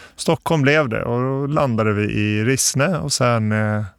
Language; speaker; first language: Swedish; early bilingual, other home language; Bosnian